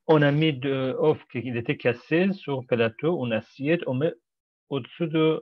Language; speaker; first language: French; non-native, fluent; Persian